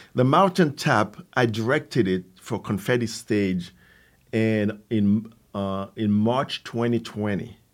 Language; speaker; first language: English; non-native, fluent; Haitian Creole